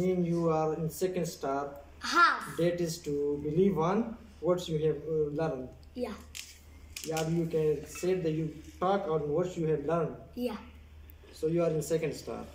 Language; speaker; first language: English; non-native, fluent; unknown